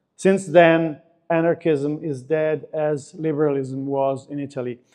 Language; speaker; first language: English; non-native, fluent; Italian